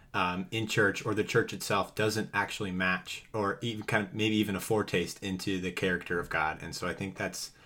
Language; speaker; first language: English; native; English